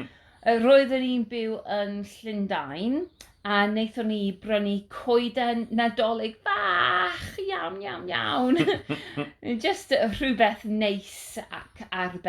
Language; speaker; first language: Welsh; non-native, learner; English